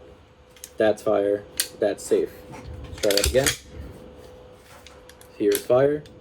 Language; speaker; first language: English; native; English